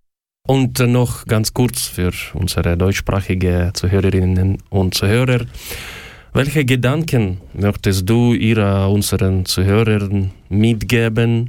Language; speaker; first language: German; non-native, learner; Ukrainian